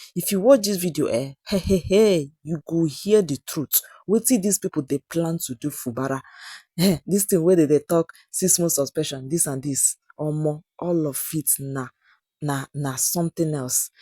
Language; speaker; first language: Nigerian Pidgin; non-native, local second language; Igbo